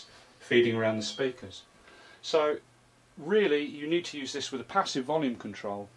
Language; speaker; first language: English; native; English